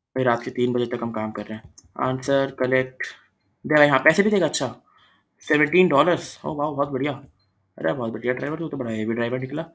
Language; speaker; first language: Hindi; native; Hindi